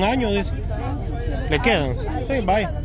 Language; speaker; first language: Spanish; native; Spanish